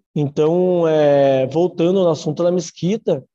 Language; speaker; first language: Portuguese; native; Portuguese